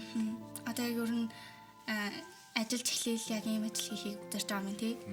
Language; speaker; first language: Mongolian; native; Mongolian